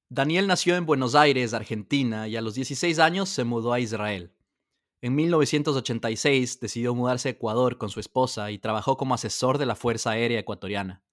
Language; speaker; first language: Spanish; native; Spanish